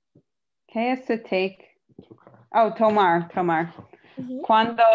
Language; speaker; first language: Spanish; non-native, learner; English